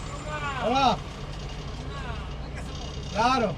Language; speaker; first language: Spanish; non-native, learner; French